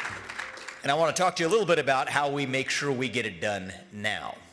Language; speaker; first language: English; native; English